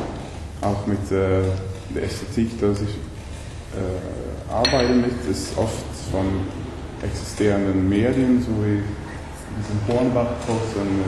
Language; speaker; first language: German; non-native, learner; Swedish